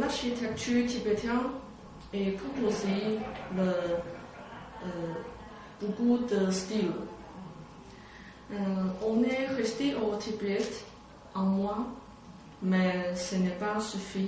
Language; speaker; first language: French; non-native, learner; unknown